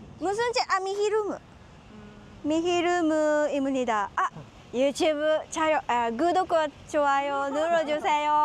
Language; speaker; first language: Korean; non-native, learner; Japanese